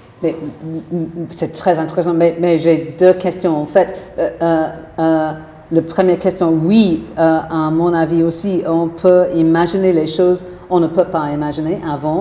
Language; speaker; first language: French; non-native, fluent; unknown